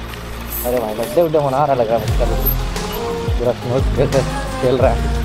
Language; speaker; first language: Hindi; native; Hindi